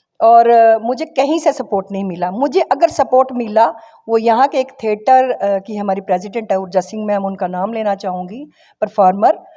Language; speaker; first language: Hindi; non-native, local second language; Kashmiri